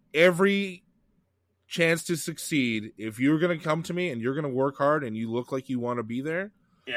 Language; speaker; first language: English; native; English